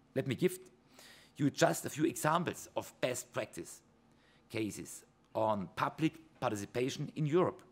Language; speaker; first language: English; non-native, fluent; German